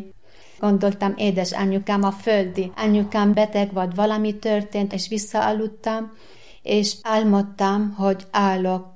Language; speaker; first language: Hungarian; non-native, learner; Arabic